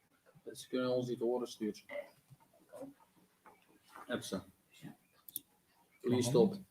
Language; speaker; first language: Dutch; native; Dutch